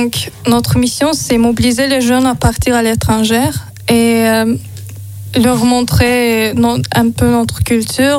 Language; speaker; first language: French; non-native, learner; Azerbaijani